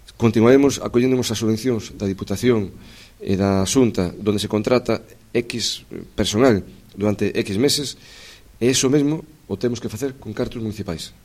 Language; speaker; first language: Galician; native; Galician